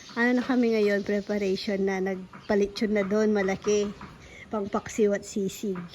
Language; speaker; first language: Filipino; non-native, local second language; Pampanga